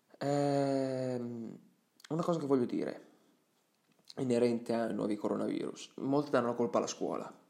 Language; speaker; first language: Italian; early bilingual, other home language; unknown